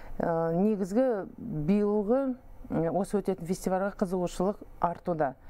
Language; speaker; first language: Kazakh; native; Kazakh